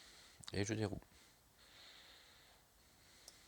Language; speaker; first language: French; native; French